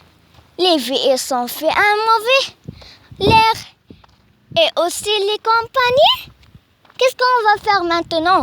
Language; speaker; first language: French; non-native, learner; Arabic